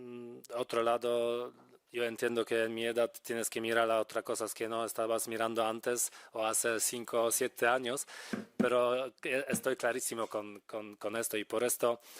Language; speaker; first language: Spanish; non-native, fluent; Polish